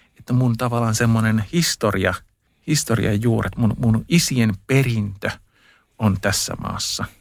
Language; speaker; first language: Finnish; early bilingual, heritage; Finnish